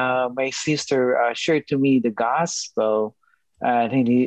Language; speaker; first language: English; non-native, local second language; Filipino